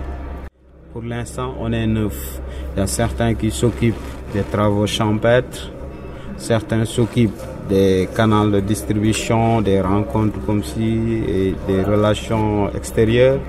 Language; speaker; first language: French; non-native, local second language; Wolof